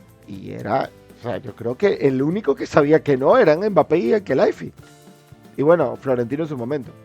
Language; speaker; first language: Spanish; native; Spanish